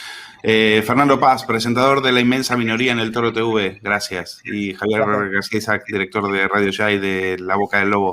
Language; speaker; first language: Spanish; native; Spanish